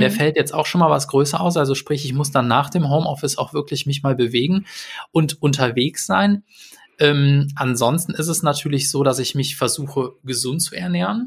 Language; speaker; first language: German; native; German